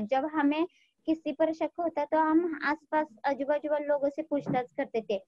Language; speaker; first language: Hindi; non-native, local second language; Marathi